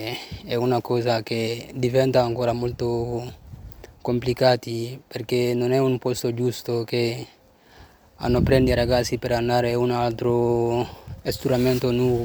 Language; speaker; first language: Italian; non-native, learner; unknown